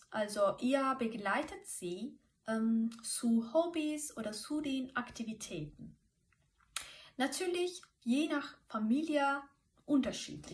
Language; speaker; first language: German; non-native, fluent; Turkish